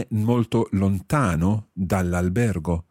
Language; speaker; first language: Italian; non-native, fluent; English